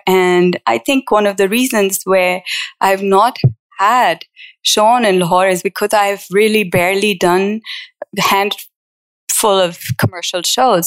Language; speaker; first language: English; non-native, local second language; Urdu